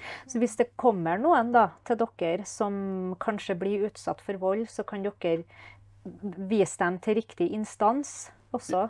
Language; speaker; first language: Norwegian; native; Norwegian